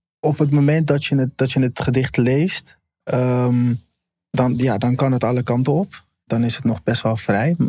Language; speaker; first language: Dutch; early bilingual, other home language; Papiamento